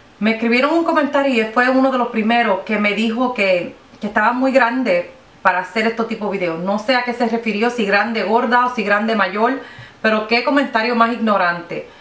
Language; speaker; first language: Spanish; early bilingual, heritage; Spanish